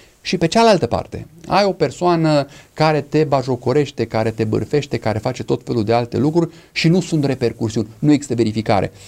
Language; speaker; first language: Romanian; non-native, fluent; English